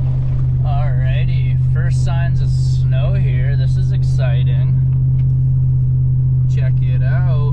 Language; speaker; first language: English; native; English